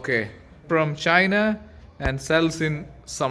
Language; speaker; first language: English; non-native, local second language; Malayalam